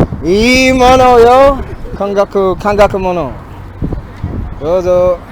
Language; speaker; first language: Japanese; non-native, learner; English